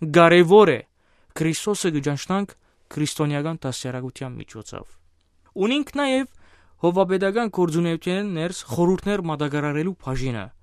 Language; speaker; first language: Armenian; native; Armenian